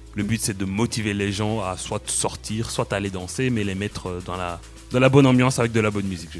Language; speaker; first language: French; native; French